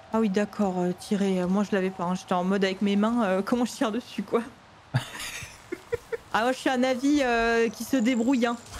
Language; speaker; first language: French; native; French